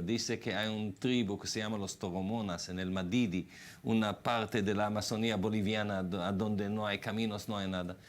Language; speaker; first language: Spanish; non-native, fluent; Hebrew